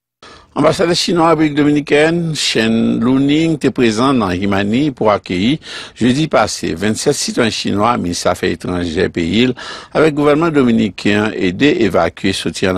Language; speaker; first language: French; early bilingual, heritage; Haitian Creole